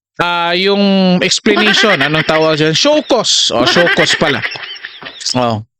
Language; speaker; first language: Filipino; non-native, local second language; Cebuano